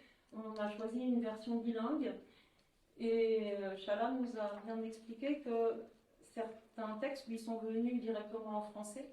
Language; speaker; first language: French; native; French